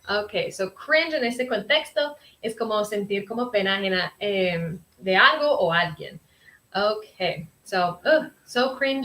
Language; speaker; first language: Spanish; early bilingual, heritage; Spanish